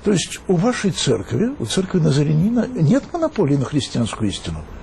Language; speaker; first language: Russian; native; Russian